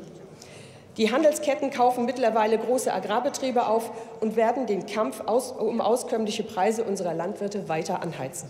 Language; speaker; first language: German; native; German